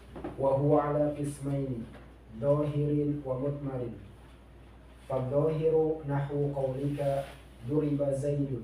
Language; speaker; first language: Arabic; non-native, learner; Indonesian